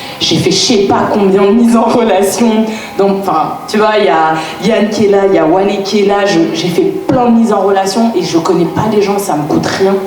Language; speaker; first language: French; native; French